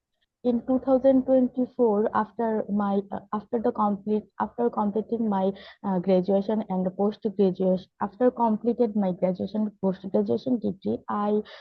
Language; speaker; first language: English; non-native, learner; Bangla